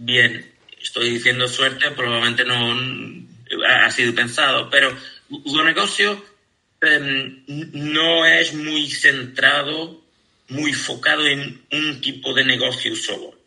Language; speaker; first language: Spanish; non-native, fluent; Portuguese